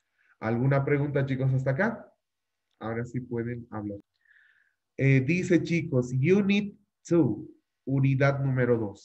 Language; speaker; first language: Spanish; native; Spanish